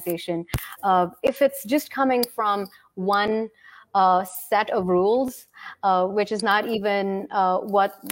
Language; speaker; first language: English; non-native, local second language; Hindi